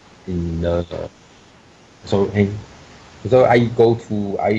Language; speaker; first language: English; non-native, learner; Chinese